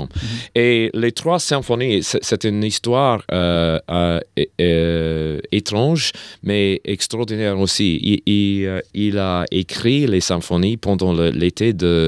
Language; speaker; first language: French; non-native, learner; English